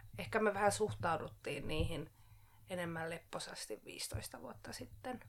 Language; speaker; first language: Finnish; non-native, local second language; Swedish